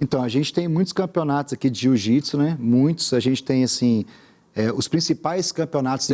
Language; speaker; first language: Portuguese; native; Portuguese